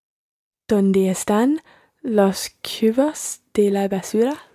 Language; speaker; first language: Spanish; non-native, learner; English